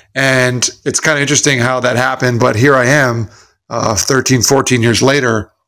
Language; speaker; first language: English; native; English